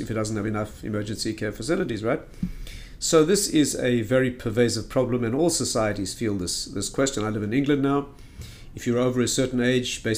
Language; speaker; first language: English; native; English